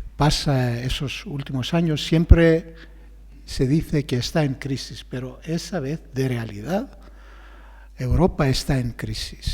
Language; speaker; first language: Spanish; non-native, fluent; Greek